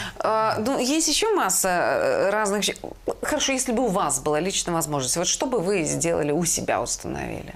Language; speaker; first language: Russian; native; Russian